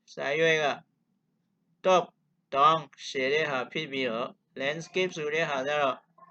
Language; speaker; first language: Burmese; non-native, local second language; Kachin